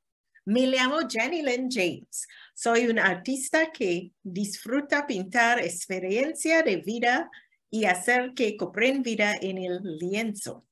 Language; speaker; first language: Spanish; non-native, learner; English